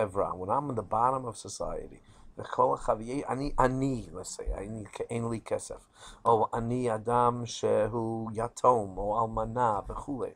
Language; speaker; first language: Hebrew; non-native, fluent; English